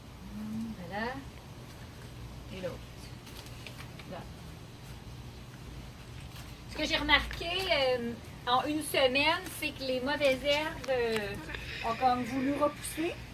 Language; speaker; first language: French; native; French